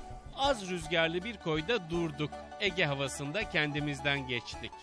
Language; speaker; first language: Turkish; native; Turkish